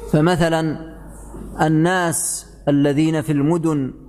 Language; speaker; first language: Arabic; native; Arabic